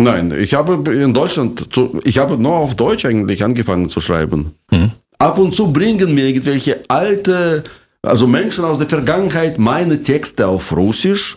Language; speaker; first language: German; non-native, fluent; Russian